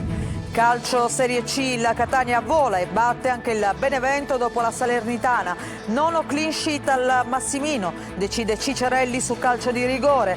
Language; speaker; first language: Italian; native; Italian